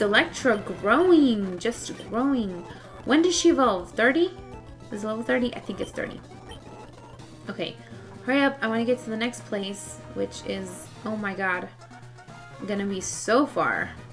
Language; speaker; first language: English; early bilingual, other home language; Spanish